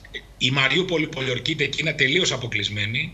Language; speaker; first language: Greek; native; Greek